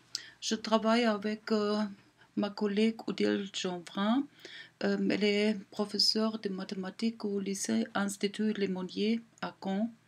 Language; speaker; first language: French; non-native, learner; German